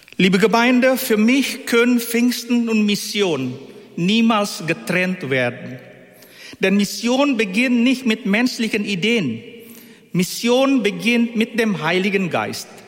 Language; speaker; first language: German; non-native, fluent; Indonesian